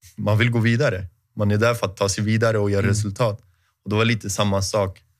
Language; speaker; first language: Swedish; native; Swedish